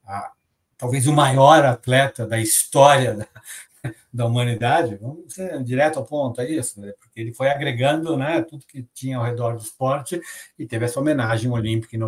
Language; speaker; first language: Portuguese; native; Portuguese